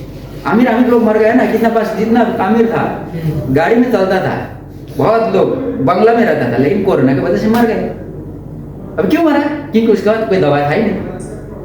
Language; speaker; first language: Hindi; non-native, local second language; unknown